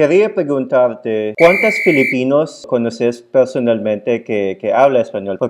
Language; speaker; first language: Spanish; non-native, fluent; Filipino